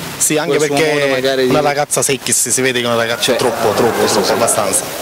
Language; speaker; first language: Italian; native; Italian